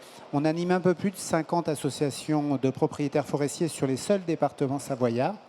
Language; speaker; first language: French; native; French